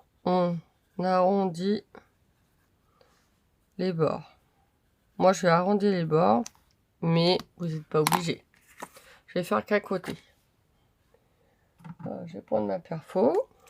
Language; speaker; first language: French; native; French